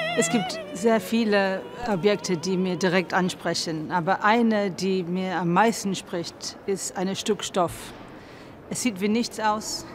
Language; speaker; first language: German; non-native, fluent; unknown